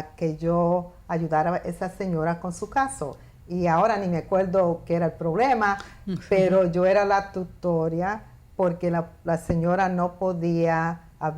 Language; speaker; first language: Spanish; early bilingual, heritage; Spanish